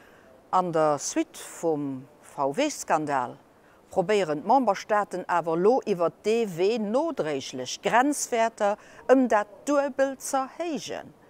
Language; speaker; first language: German; non-native, local second language; Luxembourgish